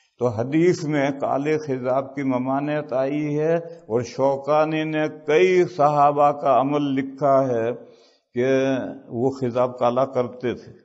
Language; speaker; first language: Urdu; non-native, local second language; Gujarati